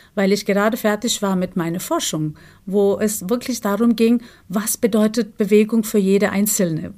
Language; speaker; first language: German; non-native, fluent; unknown